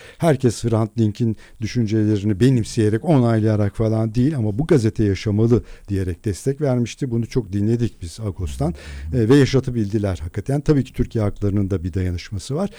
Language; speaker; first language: Turkish; non-native, local second language; Adyghe